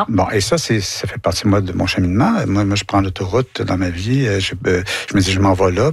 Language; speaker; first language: French; native; French